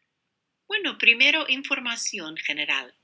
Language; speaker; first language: Spanish; non-native, fluent; English